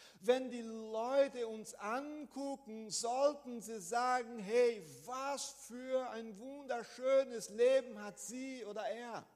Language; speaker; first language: German; non-native, fluent; Portuguese